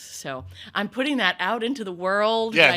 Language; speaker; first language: English; native; English